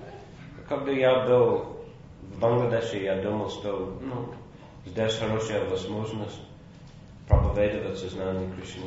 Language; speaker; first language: Russian; non-native, fluent; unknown